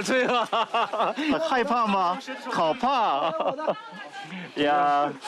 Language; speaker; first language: Chinese; non-native, fluent; Korean